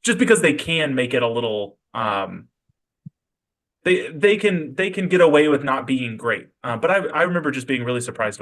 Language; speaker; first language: English; native; English